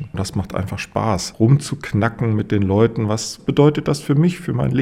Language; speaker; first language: German; native; German